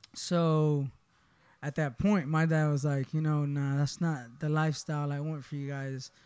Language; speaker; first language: English; early bilingual, other home language; Spanish